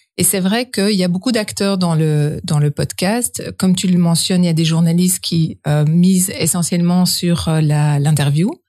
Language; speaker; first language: French; native; French